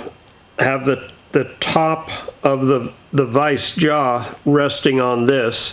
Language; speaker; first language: English; native; English